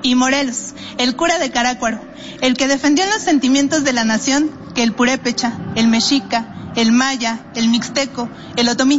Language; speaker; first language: Spanish; native; Spanish